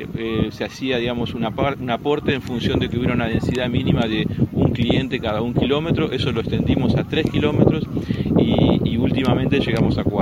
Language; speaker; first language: Spanish; native; Spanish